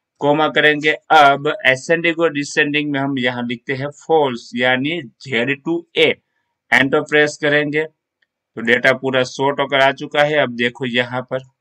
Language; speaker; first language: Hindi; non-native, local second language; Gujarati